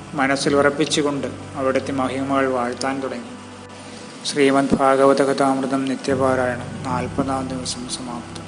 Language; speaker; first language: Malayalam; native; Malayalam